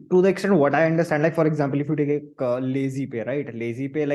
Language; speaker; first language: English; non-native, local second language; Hindi